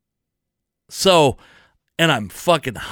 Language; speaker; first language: English; native; English